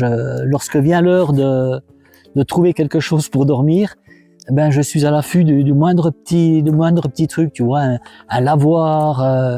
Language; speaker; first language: French; native; French